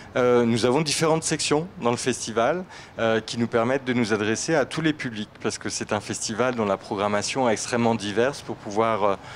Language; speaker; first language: French; native; French